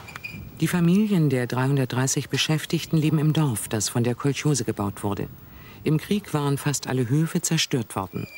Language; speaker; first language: German; native; German